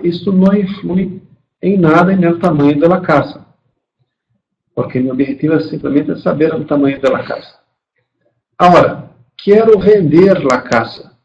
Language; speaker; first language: Spanish; non-native, fluent; Portuguese